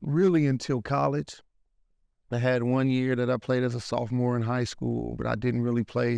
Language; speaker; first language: English; native; English